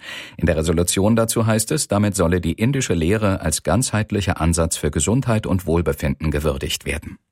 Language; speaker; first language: German; native; German